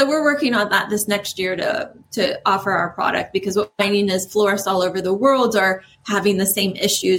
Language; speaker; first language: English; native; English